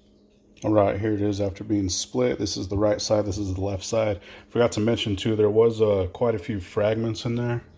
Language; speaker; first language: English; native; English